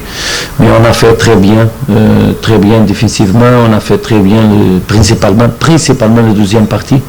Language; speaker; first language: French; non-native, fluent; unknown